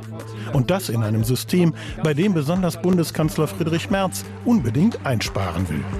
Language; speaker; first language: German; native; German